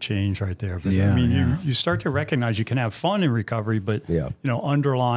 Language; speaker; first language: English; native; English